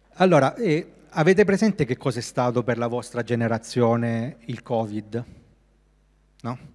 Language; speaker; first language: Italian; native; Italian